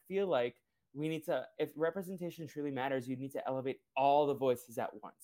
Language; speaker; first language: English; early bilingual, other home language; Portuguese